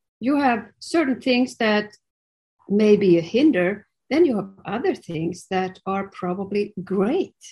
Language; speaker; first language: English; non-native, fluent; Swedish